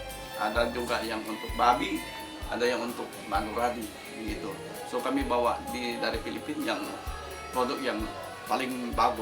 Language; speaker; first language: Indonesian; non-native, fluent; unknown